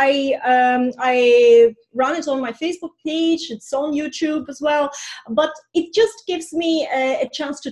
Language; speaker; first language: English; non-native, fluent; Russian